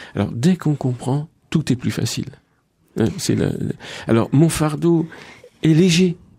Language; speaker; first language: French; native; French